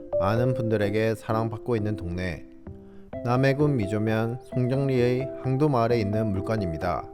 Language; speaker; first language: Korean; native; Korean